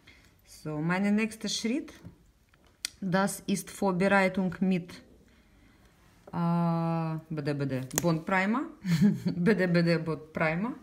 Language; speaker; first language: German; non-native, learner; Russian